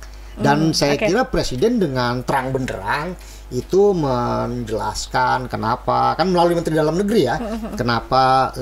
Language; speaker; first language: Indonesian; native; Indonesian